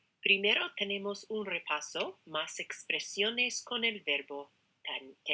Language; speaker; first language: Spanish; non-native, fluent; English